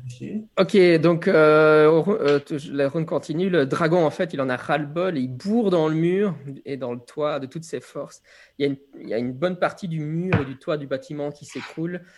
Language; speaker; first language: French; native; French